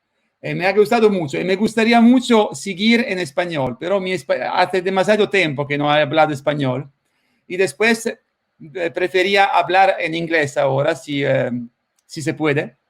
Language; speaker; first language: Spanish; non-native, fluent; Italian